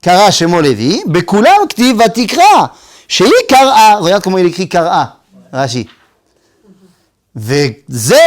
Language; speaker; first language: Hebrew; non-native, fluent; French